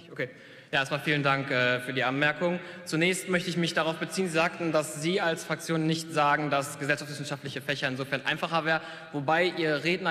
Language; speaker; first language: German; native; German